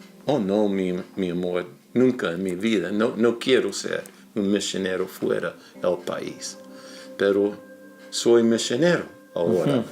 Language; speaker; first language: Spanish; non-native, fluent; English